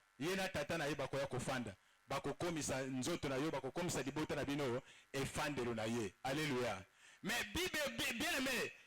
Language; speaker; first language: Lingala; native; Lingala